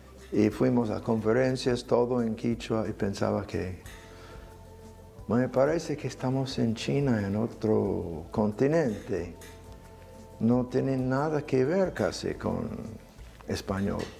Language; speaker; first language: Spanish; non-native, fluent; English